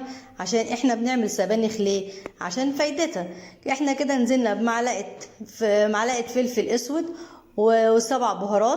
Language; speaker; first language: Arabic; native; Arabic